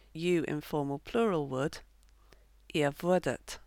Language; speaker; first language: German; non-native, fluent; English